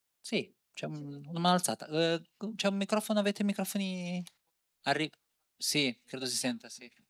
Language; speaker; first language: Italian; native; Italian